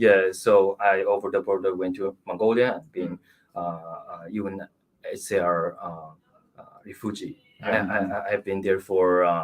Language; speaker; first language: English; non-native, learner; Mongolian